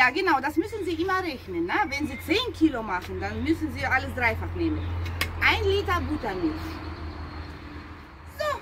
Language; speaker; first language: German; non-native, fluent; Russian